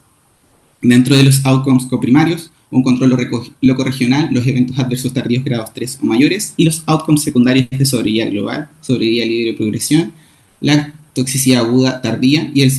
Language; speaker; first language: Spanish; native; Spanish